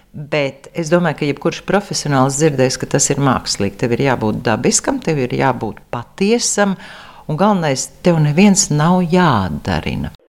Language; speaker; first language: Latvian; native; Latvian